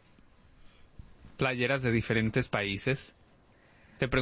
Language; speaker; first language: Spanish; early bilingual, heritage; Spanish